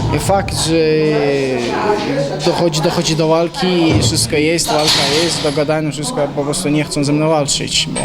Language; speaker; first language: Polish; non-native, learner; Chechen